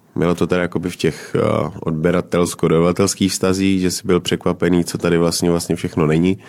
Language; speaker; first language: Czech; native; Czech